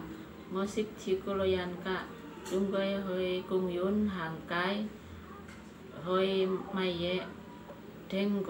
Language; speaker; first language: Cantonese; non-native, learner; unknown